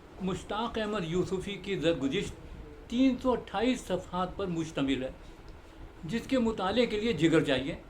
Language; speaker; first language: Urdu; native; Urdu